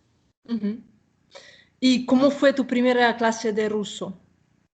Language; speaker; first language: Spanish; non-native, fluent; Russian